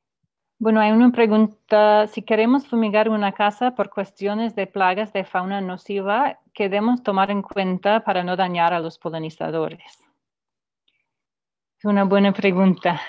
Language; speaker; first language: Spanish; non-native, fluent; English